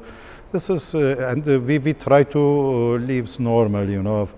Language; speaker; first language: English; non-native, learner; Turkish